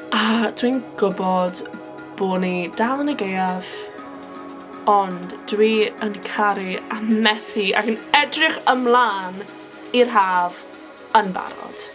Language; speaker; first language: Welsh; non-native, local second language; English